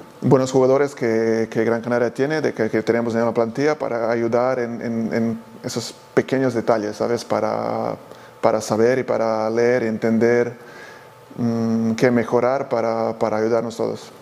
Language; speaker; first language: Spanish; non-native, fluent; Serbian